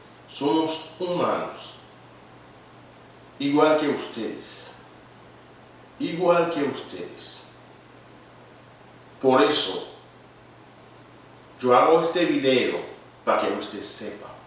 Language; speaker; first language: Spanish; non-native, learner; Haitian Creole